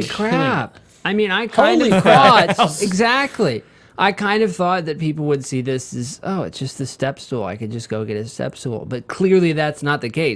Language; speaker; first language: English; native; English